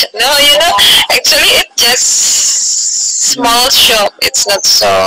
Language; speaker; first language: English; non-native, learner; Indonesian